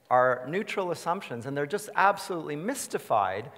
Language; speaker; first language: English; native; English